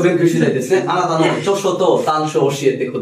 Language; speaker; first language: Japanese; non-native, fluent; Bangla